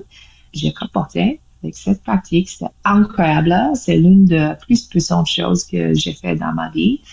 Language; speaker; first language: French; non-native, learner; English